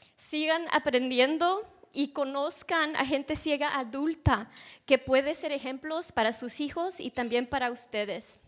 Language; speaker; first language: Spanish; early bilingual, heritage; Spanish